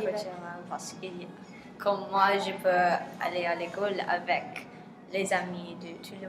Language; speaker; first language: French; non-native, learner; English